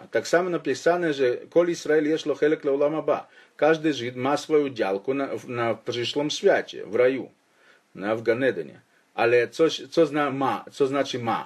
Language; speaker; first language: Polish; non-native, fluent; Ukrainian